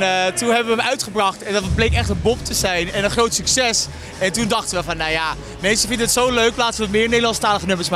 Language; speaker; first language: Dutch; native; Dutch